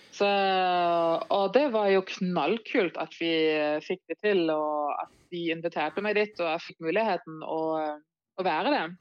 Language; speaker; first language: Norwegian; non-native, fluent; German